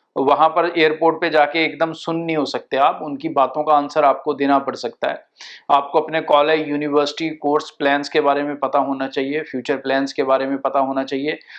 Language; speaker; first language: Hindi; non-native, local second language; Punjabi